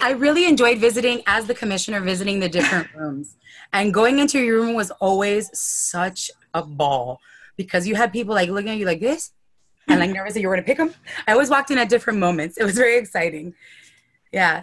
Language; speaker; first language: English; early bilingual, other home language; Spanish